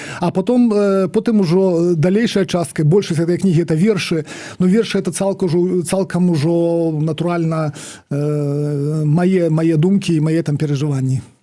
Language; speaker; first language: Belarusian; non-native, local second language; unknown